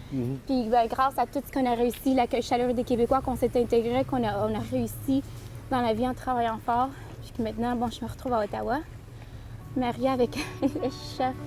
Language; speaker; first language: French; early bilingual, other home language; Spanish